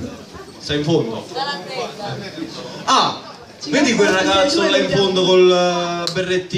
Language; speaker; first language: Italian; native; Italian